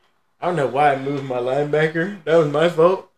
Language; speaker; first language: English; native; English